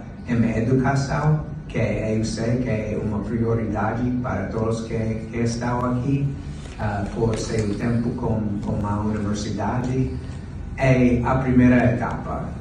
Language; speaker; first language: Portuguese; non-native, fluent; English